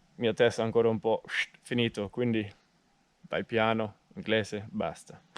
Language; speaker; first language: Italian; non-native, learner; English